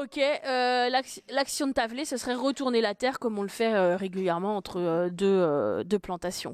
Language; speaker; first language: French; native; French